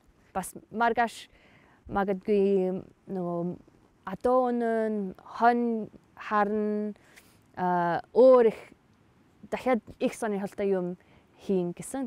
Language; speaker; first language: Mongolian; non-native, fluent; English